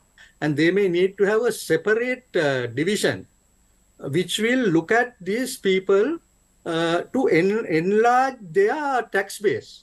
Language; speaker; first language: English; non-native, local second language; Sinhala